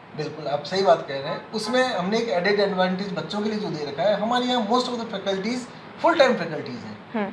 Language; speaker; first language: Hindi; native; Hindi